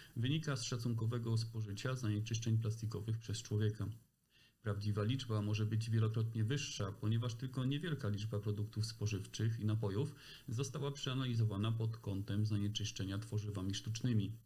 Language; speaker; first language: Polish; native; Polish